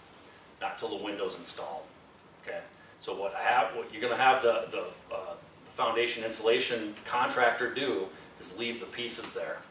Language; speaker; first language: English; native; English